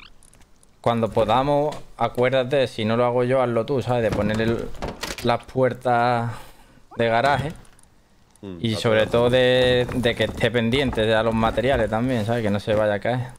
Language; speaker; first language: Spanish; native; Spanish